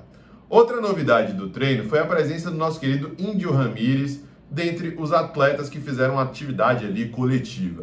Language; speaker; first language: Portuguese; native; Portuguese